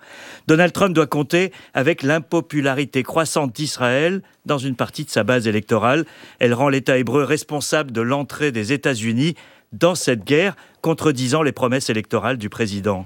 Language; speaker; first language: French; native; French